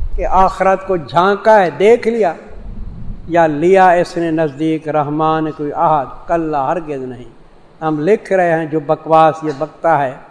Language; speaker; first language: Urdu; non-native, local second language; Saraiki